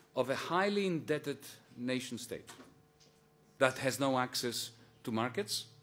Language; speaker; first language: English; non-native, fluent; Greek